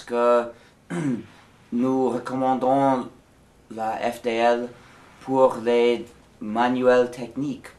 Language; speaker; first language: French; non-native, fluent; English